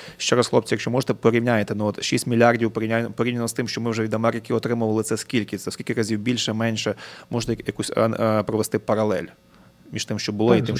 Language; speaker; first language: Ukrainian; native; Ukrainian